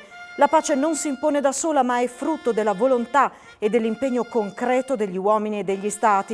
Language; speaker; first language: Italian; native; Italian